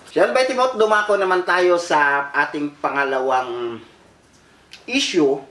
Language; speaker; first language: Filipino; native; Filipino